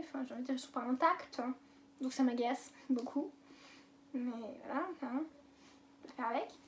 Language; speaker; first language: French; native; French